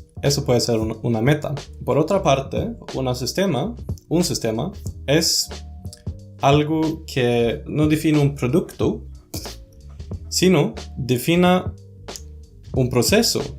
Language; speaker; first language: Spanish; non-native, fluent; Swedish